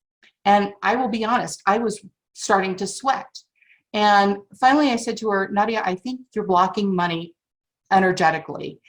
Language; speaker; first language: English; native; English